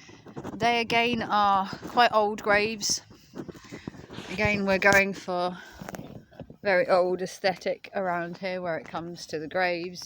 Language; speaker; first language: English; native; English